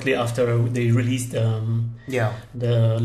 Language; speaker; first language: English; non-native, fluent; Polish